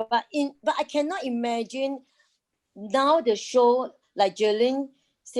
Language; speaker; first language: English; non-native, learner; Chinese